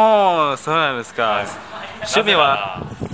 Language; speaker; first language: Japanese; non-native, learner; Indonesian